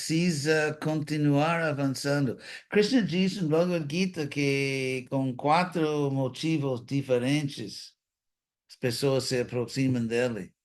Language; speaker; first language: Portuguese; non-native, fluent; English